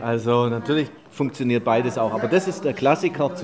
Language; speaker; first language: German; native; German